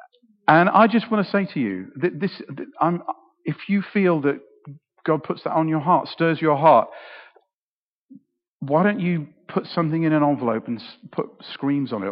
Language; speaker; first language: English; native; English